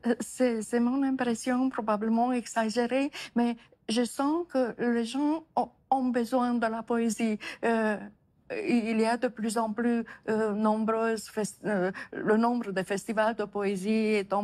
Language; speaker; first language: French; non-native, fluent; Romanian